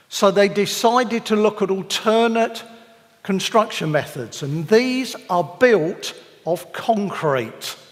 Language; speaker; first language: English; native; English